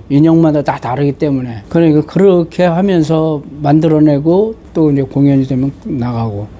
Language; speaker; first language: Korean; native; Korean